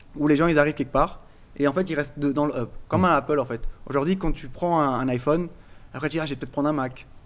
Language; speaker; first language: French; non-native, fluent; Portuguese